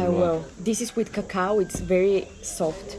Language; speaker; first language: English; non-native, fluent; Bulgarian